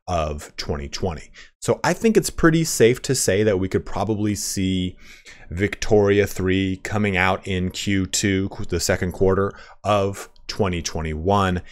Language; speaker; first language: English; native; English